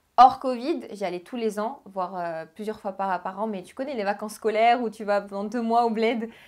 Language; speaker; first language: French; early bilingual, other home language; Arabic